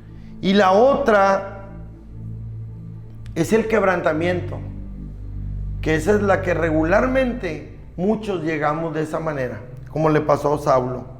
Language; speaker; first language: Spanish; native; Spanish